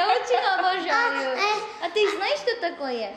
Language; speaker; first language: Russian; non-native, learner; Korean